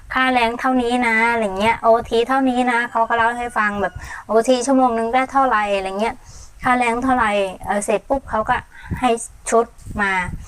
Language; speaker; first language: Thai; non-native, fluent; Mon